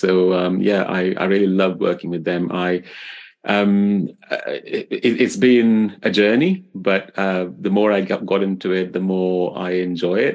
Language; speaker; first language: English; non-native, local second language; Hindi